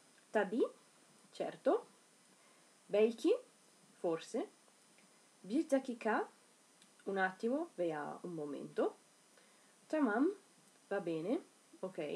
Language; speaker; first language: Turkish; non-native, learner; Italian